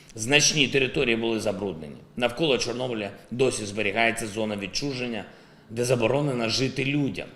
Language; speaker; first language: Ukrainian; non-native, local second language; Russian